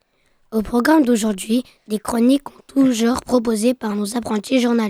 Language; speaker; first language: French; native; French